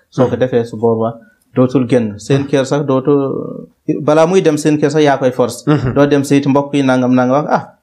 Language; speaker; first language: Wolof; non-native, local second language; Fula